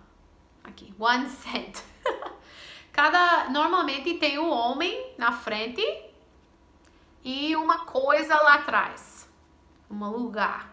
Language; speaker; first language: Portuguese; non-native, fluent; English